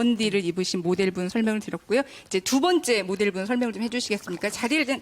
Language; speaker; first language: Korean; native; Korean